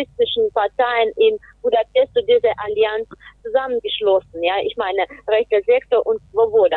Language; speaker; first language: German; non-native, fluent; Russian